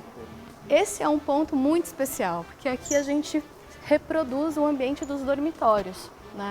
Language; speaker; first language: Portuguese; native; Portuguese